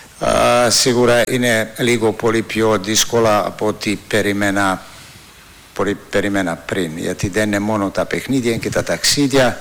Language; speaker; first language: Greek; non-native, fluent; Serbian